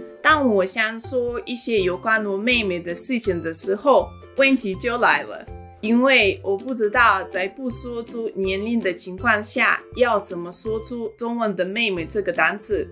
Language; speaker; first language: Chinese; non-native, fluent; Russian